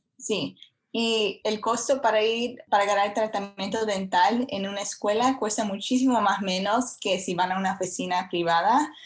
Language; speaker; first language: Spanish; early bilingual, heritage; Spanish